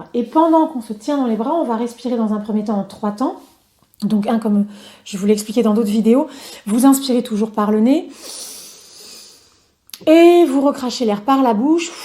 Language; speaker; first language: French; native; French